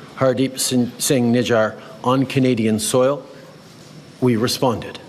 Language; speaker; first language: English; native; English